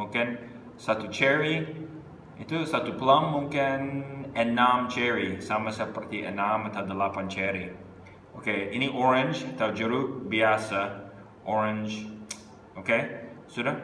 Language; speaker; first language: Indonesian; non-native, fluent; English